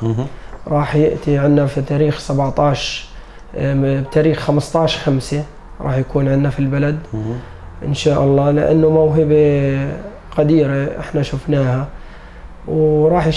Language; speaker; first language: Arabic; native; Arabic